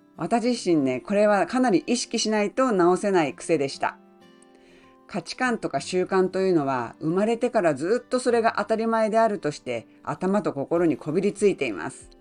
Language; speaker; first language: Japanese; native; Japanese